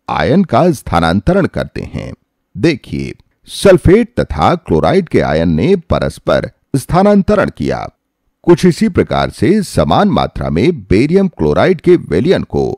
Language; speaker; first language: Hindi; native; Hindi